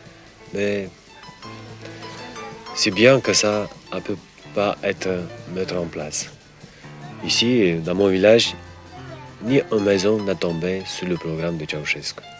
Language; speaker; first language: French; non-native, fluent; Romanian